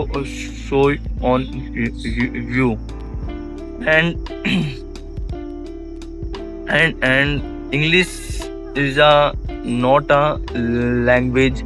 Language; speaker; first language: English; non-native, learner; Hindi